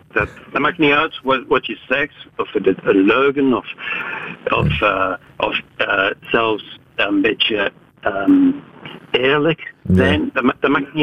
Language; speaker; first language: Dutch; non-native, fluent; English